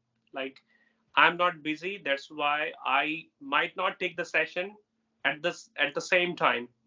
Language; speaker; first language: English; non-native, local second language; Hindi